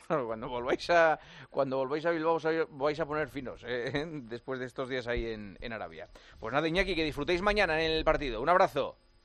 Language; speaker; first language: Spanish; native; Spanish